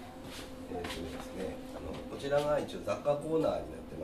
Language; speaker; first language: Japanese; native; Japanese